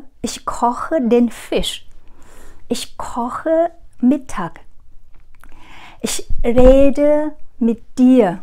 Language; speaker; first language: German; non-native, learner; Vietnamese